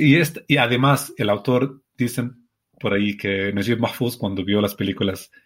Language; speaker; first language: Spanish; non-native, fluent; Arabic